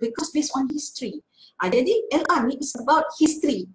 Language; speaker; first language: English; non-native, local second language; Malay